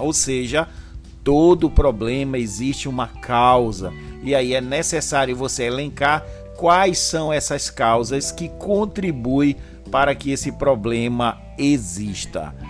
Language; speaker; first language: Portuguese; native; Portuguese